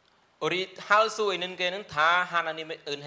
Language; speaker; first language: Korean; non-native, learner; Khmer